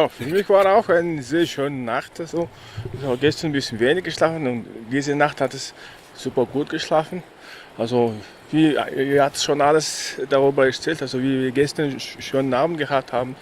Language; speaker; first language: German; non-native, fluent; Mongolian